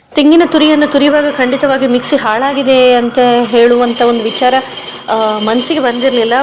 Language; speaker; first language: Kannada; non-native, local second language; Konkani